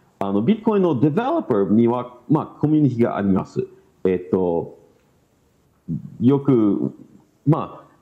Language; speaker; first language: Japanese; non-native, learner; English